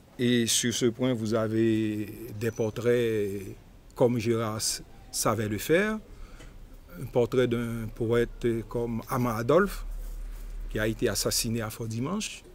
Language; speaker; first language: French; non-native, local second language; Haitian Creole